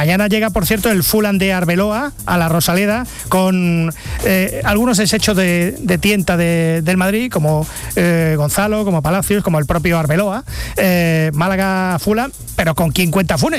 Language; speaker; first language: Spanish; native; Spanish